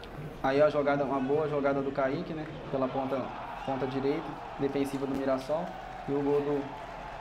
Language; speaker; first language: Portuguese; native; Portuguese